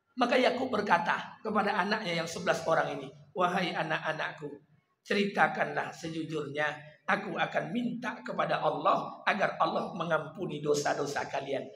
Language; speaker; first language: Malay; non-native, local second language; Minangkabau